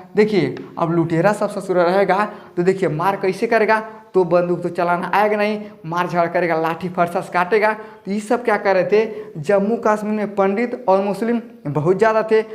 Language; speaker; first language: Hindi; native; Hindi